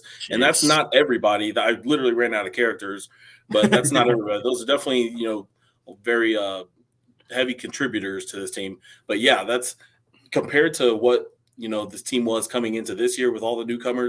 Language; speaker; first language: English; native; English